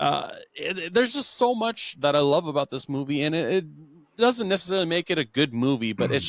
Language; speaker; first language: English; native; English